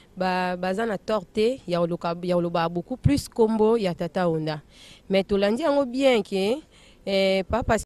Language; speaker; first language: Lingala; non-native, local second language; Kongo